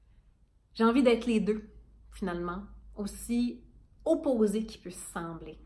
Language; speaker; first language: French; native; French